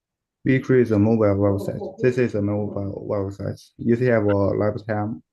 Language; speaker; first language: English; non-native, learner; Chinese